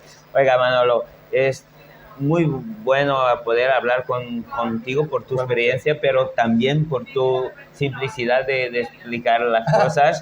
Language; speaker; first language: Spanish; non-native, fluent; Portuguese